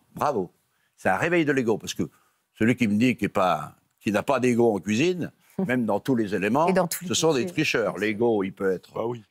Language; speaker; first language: French; native; French